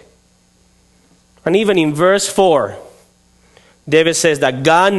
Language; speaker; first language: English; non-native, fluent; Spanish